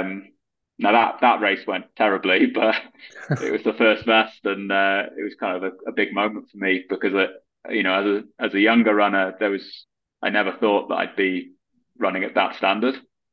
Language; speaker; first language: English; native; English